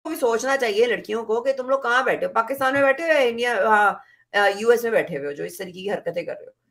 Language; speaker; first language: Urdu; native; Urdu